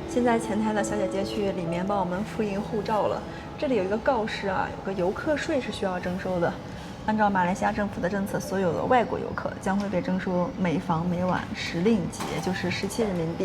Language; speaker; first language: Chinese; native; Chinese